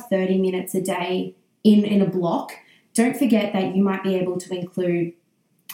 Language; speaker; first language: English; native; English